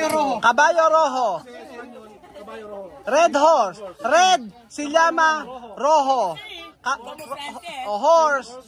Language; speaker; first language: Spanish; non-native, learner; Filipino